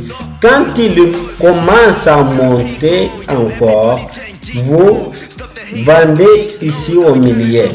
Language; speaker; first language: French; non-native, fluent; Portuguese